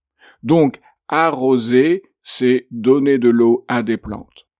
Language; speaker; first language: French; native; French